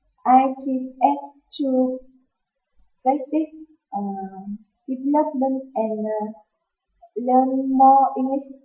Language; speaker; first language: English; non-native, learner; Vietnamese